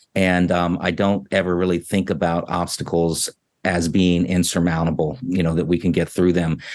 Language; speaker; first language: English; native; English